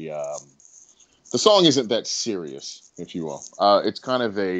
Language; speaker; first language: English; native; English